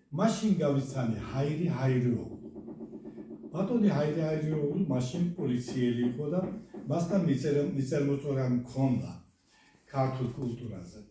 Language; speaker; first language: Georgian; early bilingual, heritage; Georgian